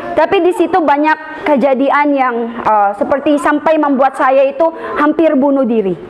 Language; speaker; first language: Indonesian; non-native, learner; Filipino